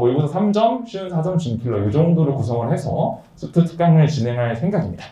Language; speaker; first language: Korean; native; Korean